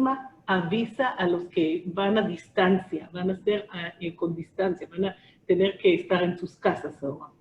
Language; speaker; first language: Spanish; non-native, fluent; Hebrew